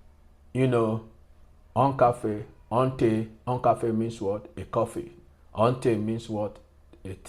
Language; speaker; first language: French; non-native, learner; English